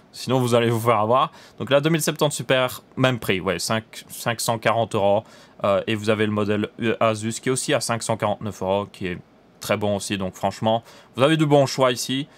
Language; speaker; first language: French; native; French